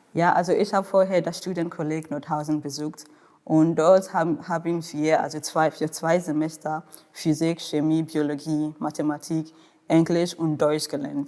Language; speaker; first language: German; non-native, fluent; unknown